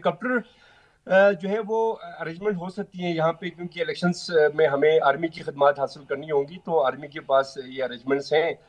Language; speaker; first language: Hindi; non-native, local second language; Balti